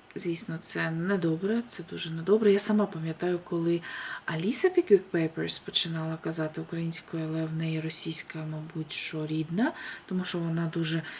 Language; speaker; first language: Ukrainian; non-native, local second language; Russian